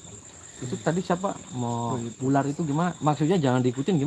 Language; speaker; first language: Indonesian; native; Indonesian